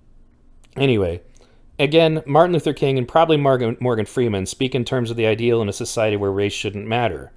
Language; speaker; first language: English; native; English